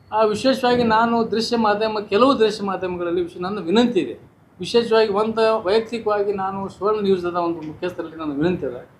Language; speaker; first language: Kannada; native; Kannada